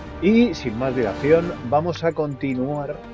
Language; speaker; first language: Spanish; native; Spanish